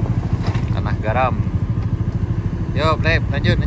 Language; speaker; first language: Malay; non-native, local second language; Minangkabau